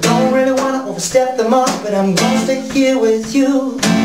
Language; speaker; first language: English; native; English